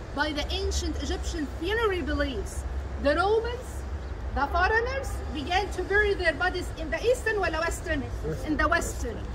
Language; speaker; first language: English; non-native, fluent; Arabic